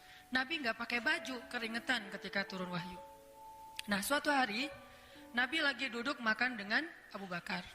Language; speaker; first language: Indonesian; native; Indonesian